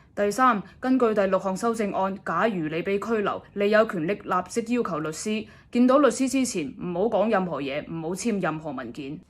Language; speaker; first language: Cantonese; early bilingual, heritage; Cantonese